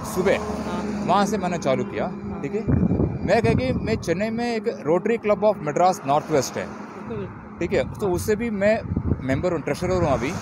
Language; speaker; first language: Hindi; non-native, local second language; Tamil